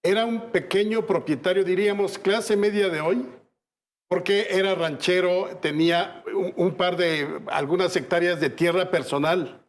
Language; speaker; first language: Spanish; native; Spanish